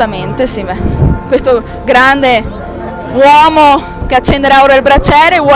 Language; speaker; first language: Italian; native; Italian